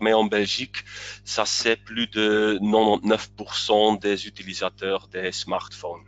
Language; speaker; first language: French; non-native, local second language; Dutch